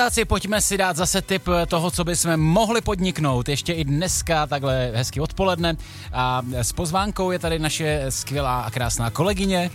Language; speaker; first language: Czech; native; Czech